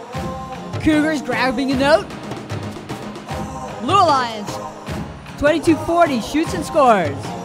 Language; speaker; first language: English; native; English